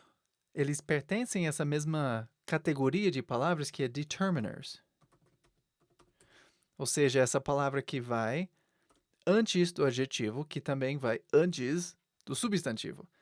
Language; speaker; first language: Portuguese; non-native, fluent; English